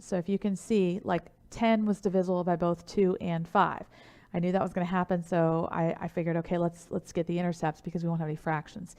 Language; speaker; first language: English; native; English